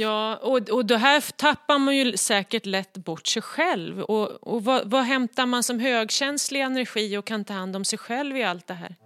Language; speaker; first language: Swedish; native; Swedish